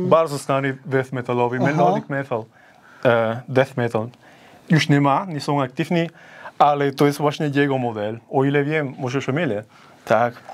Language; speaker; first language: Polish; non-native, fluent; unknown